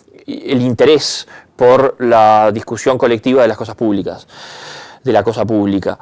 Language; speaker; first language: Spanish; native; Spanish